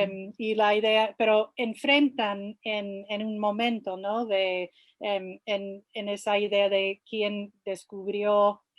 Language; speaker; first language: Spanish; non-native, fluent; English